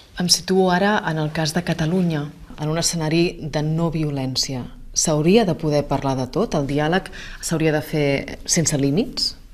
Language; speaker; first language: Catalan; native; Catalan